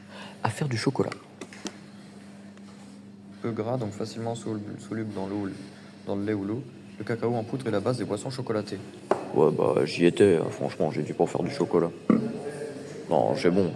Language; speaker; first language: French; native; French